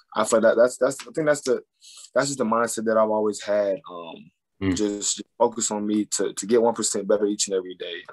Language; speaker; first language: English; native; English